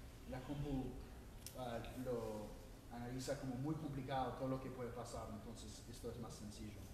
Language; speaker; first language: Spanish; native; Spanish